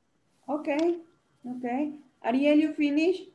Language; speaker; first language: English; non-native, learner; Spanish